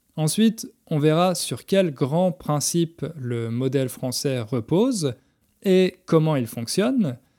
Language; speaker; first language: French; native; French